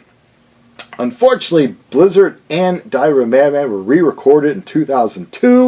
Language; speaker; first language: English; native; English